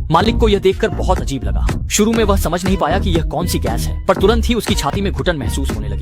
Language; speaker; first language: Hindi; native; Hindi